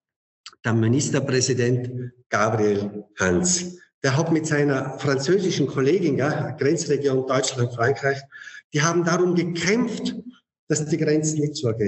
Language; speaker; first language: German; native; German